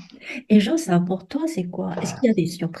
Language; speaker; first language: French; non-native, fluent; Chinese